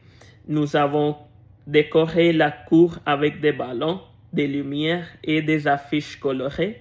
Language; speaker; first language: French; non-native, learner; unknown